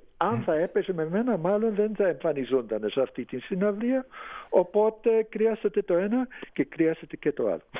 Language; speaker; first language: Greek; non-native, fluent; German